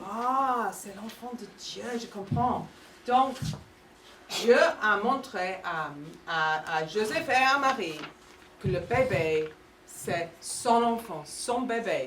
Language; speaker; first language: French; non-native, fluent; English